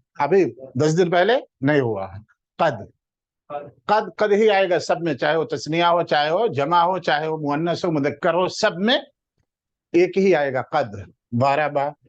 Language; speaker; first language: Urdu; native; Urdu